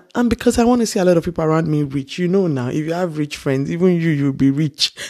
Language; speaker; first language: English; non-native, local second language; Yoruba